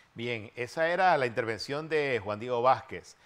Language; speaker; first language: Spanish; native; Spanish